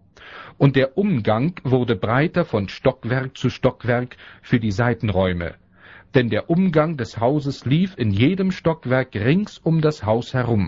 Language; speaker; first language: German; native; German